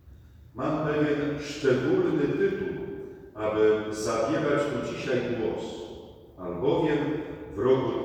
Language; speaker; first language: Polish; native; Polish